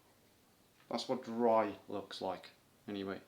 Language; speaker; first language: English; native; English